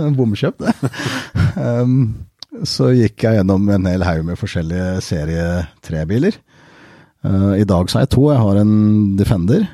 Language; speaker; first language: Norwegian; early bilingual, heritage; Norwegian